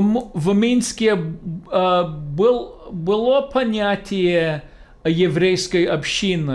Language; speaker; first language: Russian; non-native, fluent; English